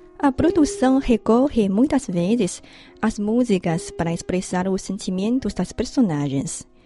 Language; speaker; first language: Portuguese; non-native, fluent; Chinese